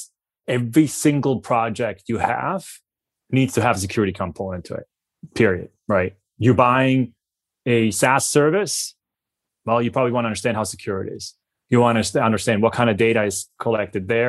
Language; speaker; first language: English; non-native, fluent; German